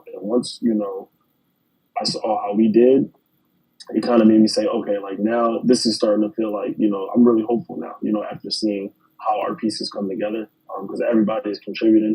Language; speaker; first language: English; native; English